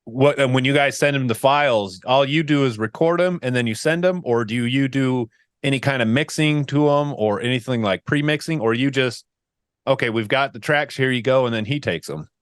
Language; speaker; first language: English; native; English